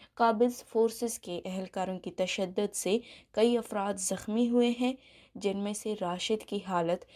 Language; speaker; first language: Urdu; non-native, local second language; Baluchi